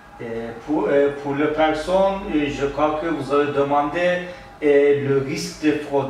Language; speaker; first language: French; non-native, learner; Turkish